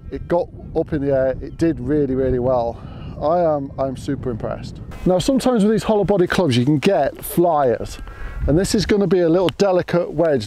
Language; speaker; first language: English; native; English